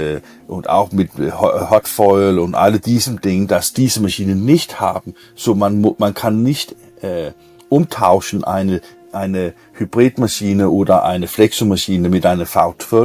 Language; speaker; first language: German; non-native, learner; Danish